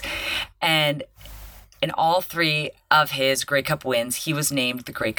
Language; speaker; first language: English; native; English